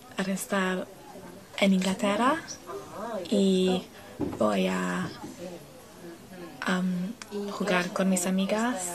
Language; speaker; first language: Spanish; non-native, learner; English